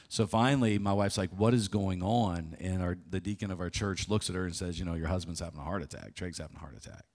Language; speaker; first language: English; native; English